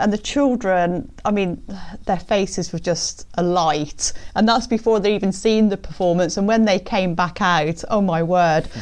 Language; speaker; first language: English; native; English